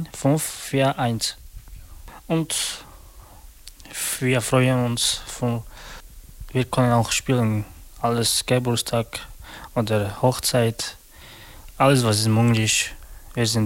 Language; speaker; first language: German; non-native, learner; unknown